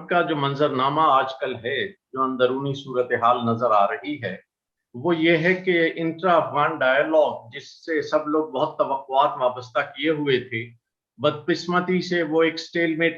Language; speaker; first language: Urdu; native; Urdu